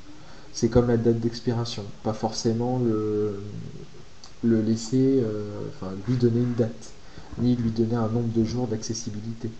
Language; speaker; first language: French; native; French